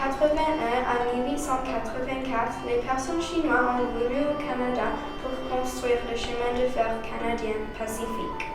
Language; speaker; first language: French; non-native, learner; English